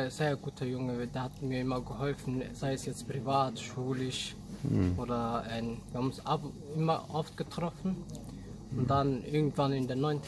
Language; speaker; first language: German; early bilingual, other home language; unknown